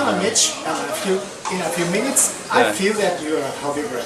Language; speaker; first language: English; non-native, learner; Japanese